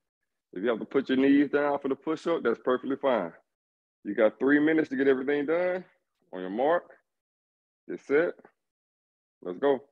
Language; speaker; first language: English; native; English